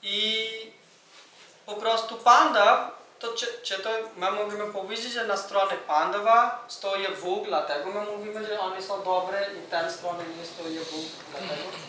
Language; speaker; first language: Polish; non-native, learner; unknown